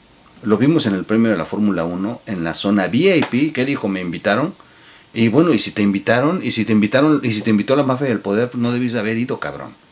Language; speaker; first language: Spanish; native; Spanish